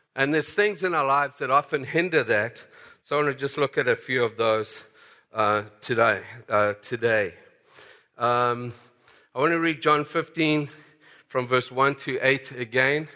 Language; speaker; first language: English; native; English